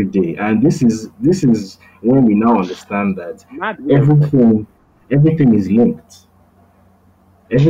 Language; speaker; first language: English; non-native, local second language; Yoruba